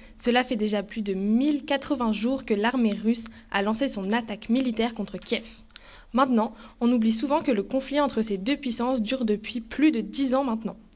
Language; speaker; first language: French; native; French